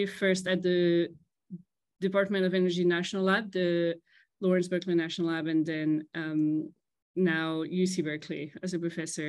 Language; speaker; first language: English; non-native, fluent; French